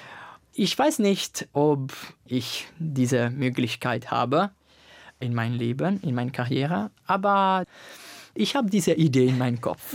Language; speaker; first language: German; non-native, learner; Italian